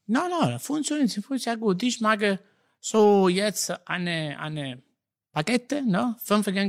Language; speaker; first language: German; non-native, learner; Italian